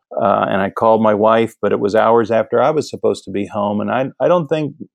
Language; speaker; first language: English; native; English